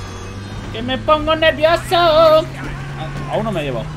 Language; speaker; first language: Spanish; native; Spanish